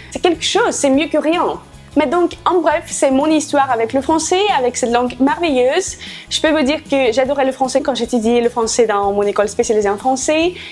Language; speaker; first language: French; non-native, fluent; Russian